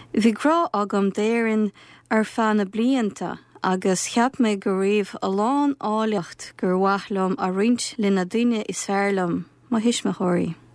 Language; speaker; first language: Irish; non-native, fluent; Ukrainian